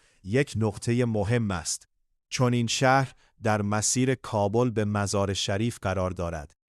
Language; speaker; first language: Persian; native; Persian